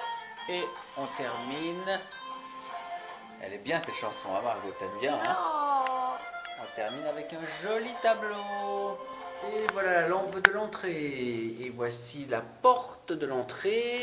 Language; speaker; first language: French; native; French